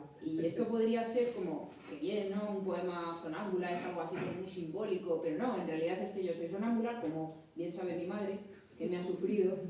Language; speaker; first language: Spanish; native; Spanish